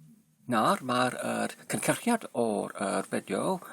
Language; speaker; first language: Welsh; non-native, learner; Polish